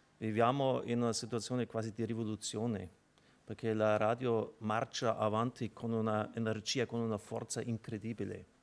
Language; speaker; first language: Italian; non-native, fluent; German